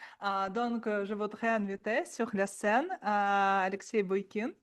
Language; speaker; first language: French; non-native, learner; Russian